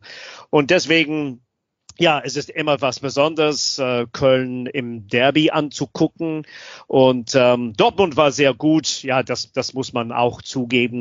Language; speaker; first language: German; non-native, fluent; English